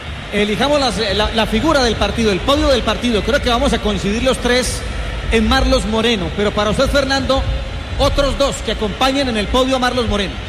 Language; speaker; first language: Spanish; native; Spanish